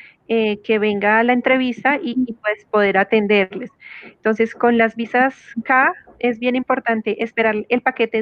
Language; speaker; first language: Spanish; native; Spanish